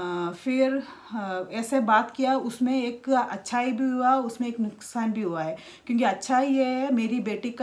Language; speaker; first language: Hindi; non-native, local second language; Malayalam